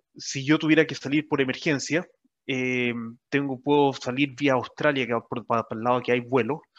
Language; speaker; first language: Spanish; native; Spanish